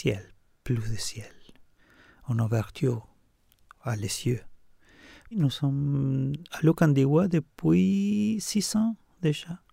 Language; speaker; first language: French; non-native, fluent; Spanish